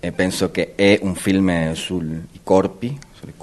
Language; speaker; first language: Italian; non-native, learner; Spanish